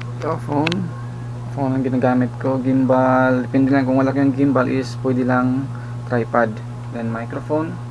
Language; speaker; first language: Filipino; non-native, local second language; Cebuano